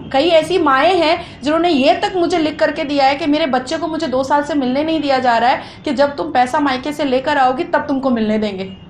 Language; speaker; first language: Hindi; native; Hindi